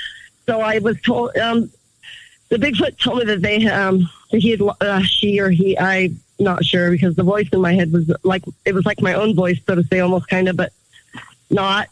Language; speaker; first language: English; native; English